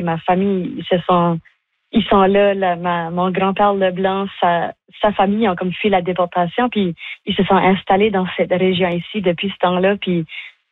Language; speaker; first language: French; native; French